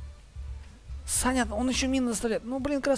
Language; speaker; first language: Russian; native; Russian